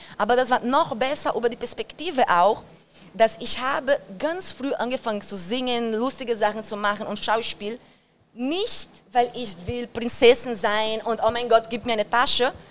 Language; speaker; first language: German; non-native, fluent; Portuguese